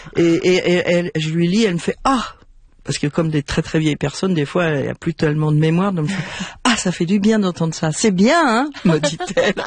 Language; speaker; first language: French; native; French